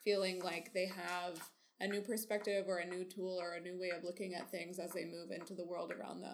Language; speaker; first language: English; native; English